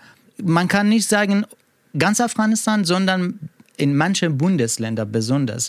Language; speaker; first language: German; non-native, learner; Persian